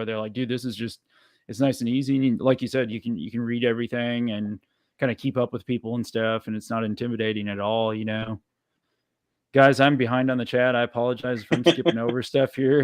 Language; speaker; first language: English; native; English